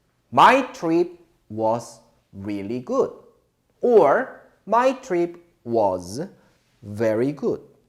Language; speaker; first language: English; non-native, fluent; Korean